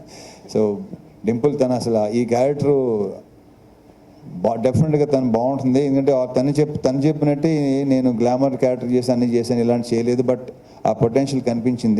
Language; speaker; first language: Telugu; native; Telugu